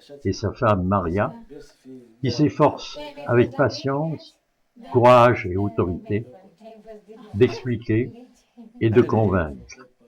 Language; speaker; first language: French; native; French